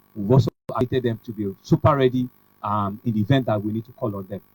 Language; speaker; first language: English; non-native, local second language; Yoruba